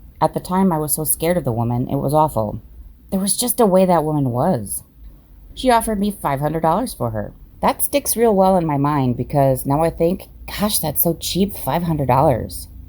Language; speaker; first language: English; native; English